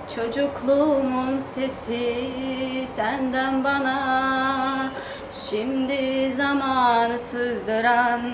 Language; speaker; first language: Turkish; non-native, fluent; Turkmen